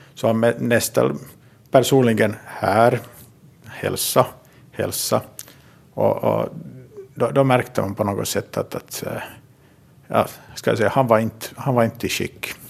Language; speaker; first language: Swedish; native; Swedish